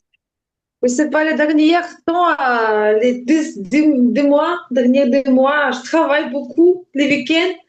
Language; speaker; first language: French; non-native, learner; Ukrainian